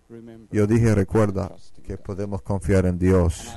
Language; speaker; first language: Spanish; non-native, fluent; Finnish